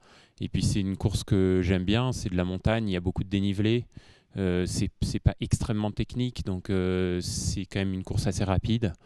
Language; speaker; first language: French; native; French